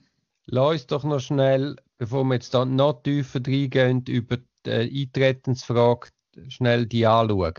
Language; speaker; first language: German; native; German